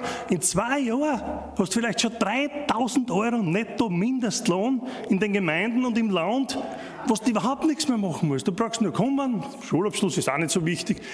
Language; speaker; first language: German; native; German